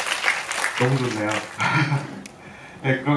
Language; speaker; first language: Korean; native; Korean